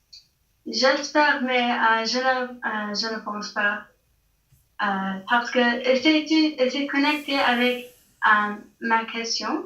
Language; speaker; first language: French; non-native, learner; English